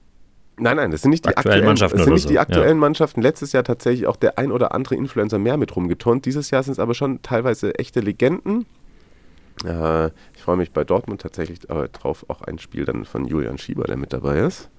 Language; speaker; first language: German; native; German